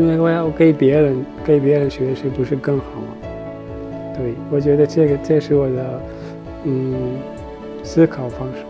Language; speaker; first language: Chinese; non-native, learner; Arabic